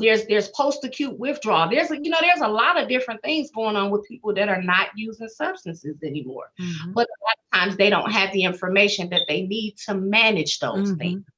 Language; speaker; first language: English; native; English